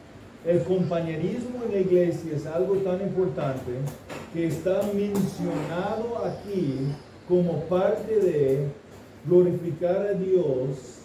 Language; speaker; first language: Spanish; non-native, fluent; English